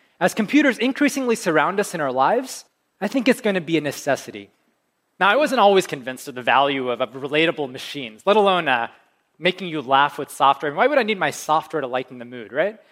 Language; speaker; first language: English; early bilingual, other home language; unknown